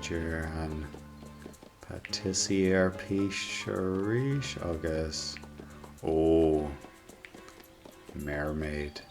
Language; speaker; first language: Irish; non-native, local second language; English